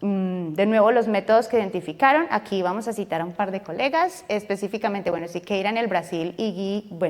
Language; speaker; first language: Spanish; native; Spanish